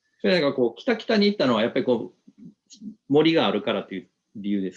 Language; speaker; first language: Japanese; native; Japanese